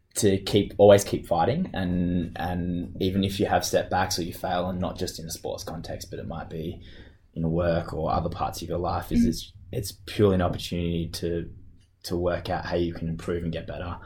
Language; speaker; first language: English; native; English